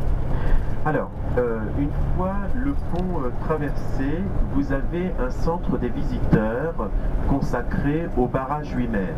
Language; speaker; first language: French; native; French